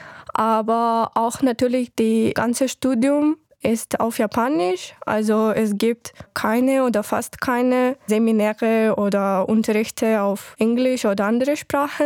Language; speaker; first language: German; non-native, fluent; Ukrainian